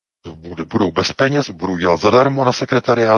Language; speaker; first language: Czech; native; Czech